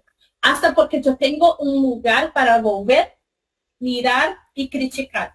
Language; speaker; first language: Spanish; non-native, fluent; Portuguese